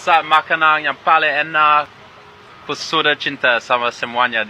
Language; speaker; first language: Indonesian; non-native, learner; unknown